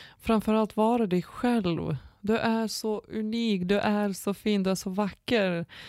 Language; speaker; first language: Swedish; non-native, fluent; Lithuanian